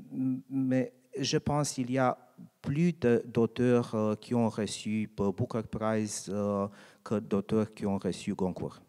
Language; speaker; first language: French; non-native, learner; Romanian